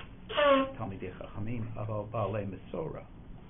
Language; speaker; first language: Hebrew; non-native, fluent; English